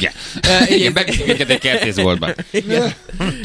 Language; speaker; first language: Hungarian; native; Hungarian